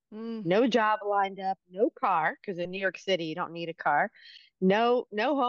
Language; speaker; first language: English; native; English